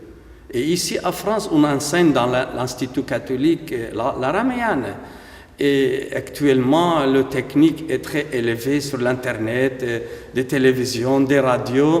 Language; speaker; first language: French; non-native, fluent; Aramaic